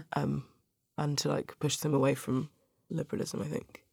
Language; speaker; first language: English; native; English